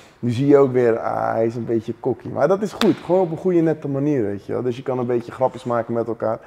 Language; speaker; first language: Dutch; early bilingual, heritage; Dutch